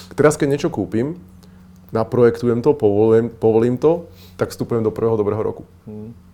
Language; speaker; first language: Slovak; native; Slovak